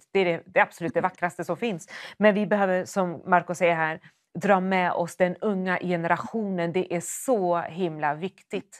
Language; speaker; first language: Swedish; native; Swedish